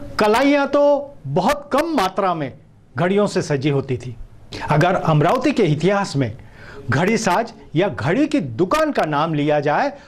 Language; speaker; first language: Hindi; non-native, local second language; Marathi